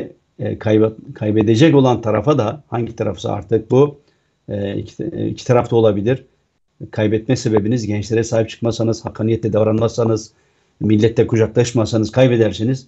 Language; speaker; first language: Turkish; native; Turkish